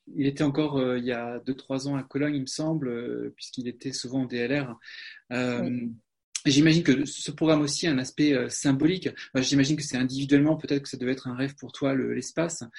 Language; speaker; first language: French; native; French